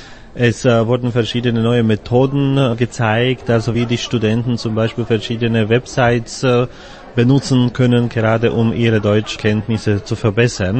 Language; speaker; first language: German; non-native, fluent; Slovak